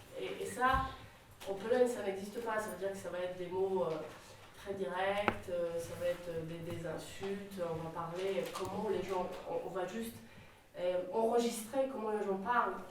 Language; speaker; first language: French; non-native, fluent; Polish